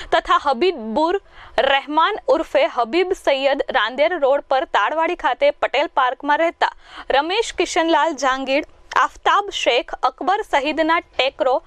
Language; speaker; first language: Gujarati; native; Gujarati